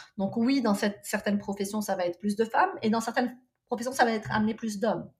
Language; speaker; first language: French; non-native, local second language; Arabic